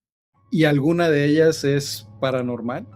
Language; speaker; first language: Spanish; native; Spanish